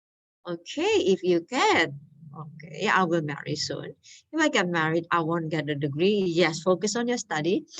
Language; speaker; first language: English; non-native, fluent; Indonesian